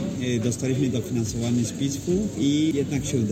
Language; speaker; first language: Polish; non-native, fluent; Spanish